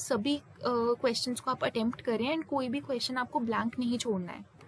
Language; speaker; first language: Hindi; native; Hindi